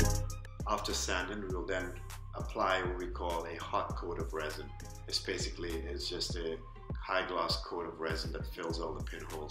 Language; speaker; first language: English; native; English